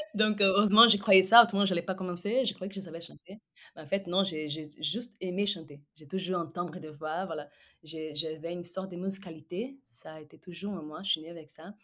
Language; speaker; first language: French; non-native, fluent; Portuguese